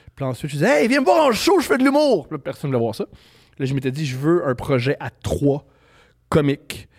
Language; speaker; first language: French; native; French